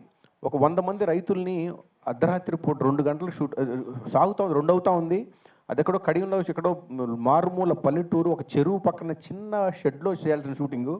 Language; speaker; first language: Telugu; native; Telugu